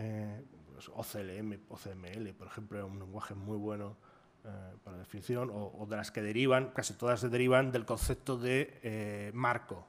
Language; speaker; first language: Spanish; native; Spanish